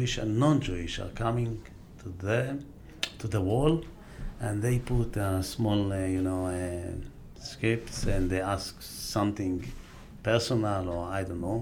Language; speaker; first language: English; non-native, fluent; Aramaic